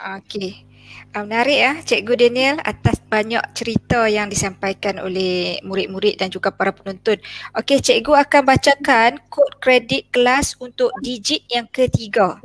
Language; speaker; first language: Malay; native; Malay